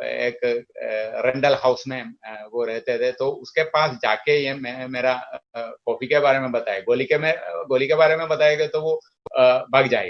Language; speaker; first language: Hindi; non-native, local second language; Malayalam